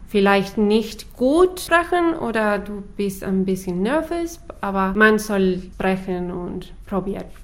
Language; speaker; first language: German; non-native, learner; Spanish